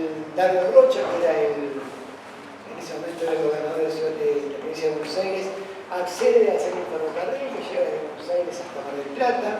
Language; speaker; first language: Spanish; native; Spanish